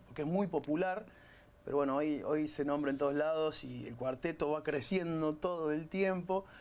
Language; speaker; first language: Spanish; native; Spanish